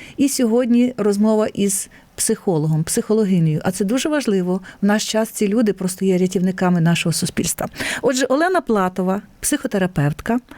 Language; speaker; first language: Ukrainian; native; Ukrainian